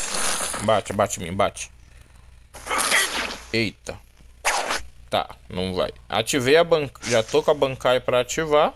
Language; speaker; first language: Portuguese; native; Portuguese